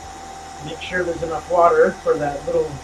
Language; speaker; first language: English; native; English